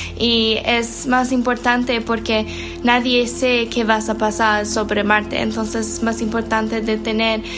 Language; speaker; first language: Spanish; non-native, learner; English